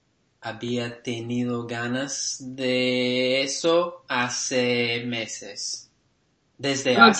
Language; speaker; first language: Spanish; non-native, learner; English